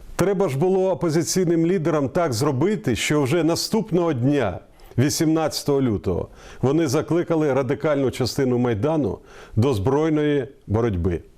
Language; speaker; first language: Ukrainian; non-native, local second language; Russian